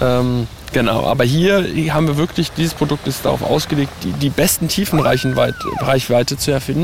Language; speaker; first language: German; native; German